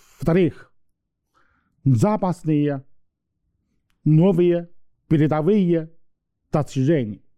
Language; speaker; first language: Russian; non-native, learner; Chinese